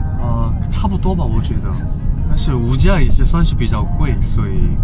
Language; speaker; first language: Chinese; non-native, learner; Korean